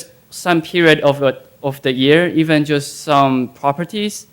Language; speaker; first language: English; non-native, fluent; Chinese